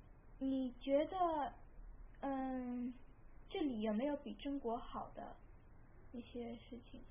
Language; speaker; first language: Chinese; early bilingual, heritage; Chinese